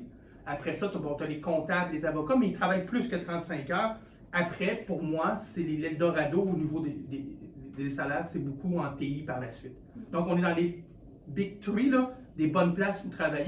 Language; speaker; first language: French; native; French